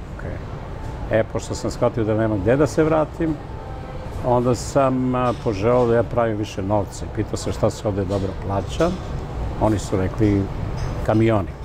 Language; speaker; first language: Serbian; native; Serbian